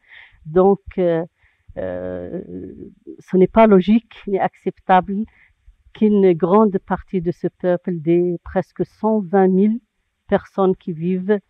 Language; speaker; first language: French; non-native, local second language; Arabic